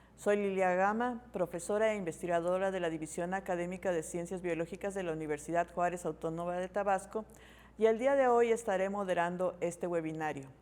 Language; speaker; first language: Spanish; native; Spanish